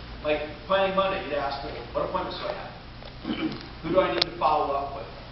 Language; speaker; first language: English; native; English